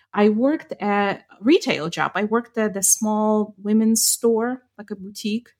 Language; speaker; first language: English; non-native, fluent; Ukrainian